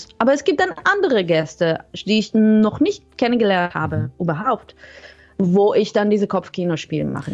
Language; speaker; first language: German; non-native, fluent; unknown